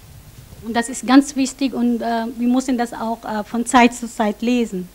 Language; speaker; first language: German; non-native, fluent; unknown